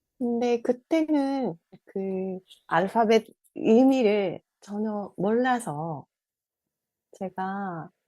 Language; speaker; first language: Korean; non-native, fluent; Japanese